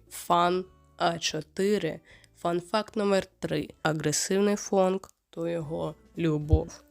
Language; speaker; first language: Ukrainian; non-native, local second language; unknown